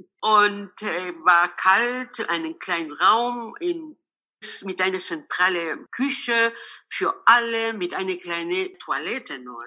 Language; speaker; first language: German; non-native, local second language; Spanish